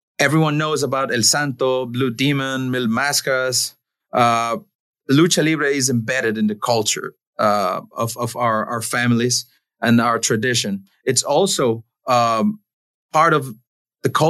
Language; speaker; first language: English; non-native, fluent; Spanish